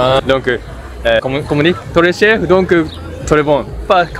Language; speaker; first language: French; non-native, learner; Japanese